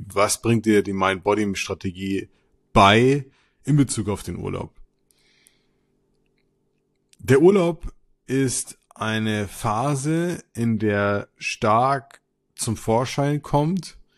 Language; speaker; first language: German; native; German